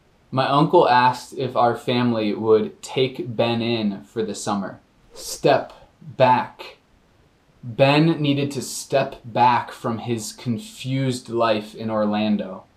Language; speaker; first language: English; native; English